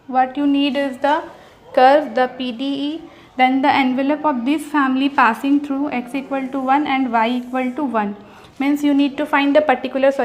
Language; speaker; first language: English; non-native, local second language; Hindi